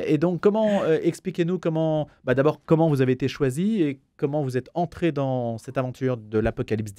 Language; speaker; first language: French; native; French